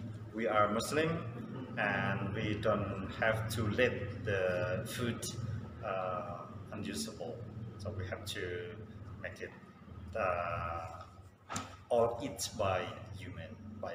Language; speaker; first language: English; non-native, fluent; Sundanese